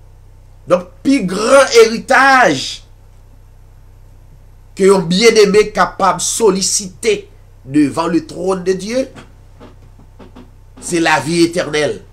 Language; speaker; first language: French; non-native, local second language; Haitian Creole